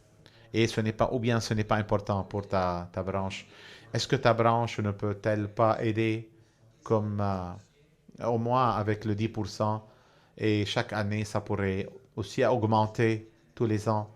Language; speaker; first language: French; non-native, fluent; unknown